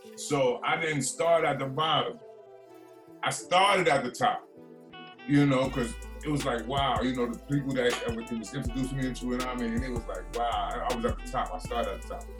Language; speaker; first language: English; native; English